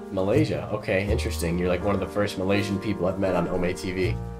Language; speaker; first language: English; native; English